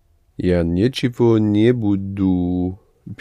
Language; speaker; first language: Russian; non-native, learner; English